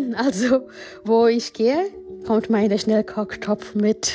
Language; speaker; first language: German; non-native, learner; Gujarati